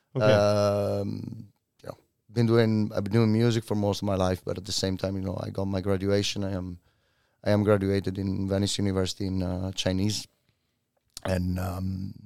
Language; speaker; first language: English; non-native, fluent; Italian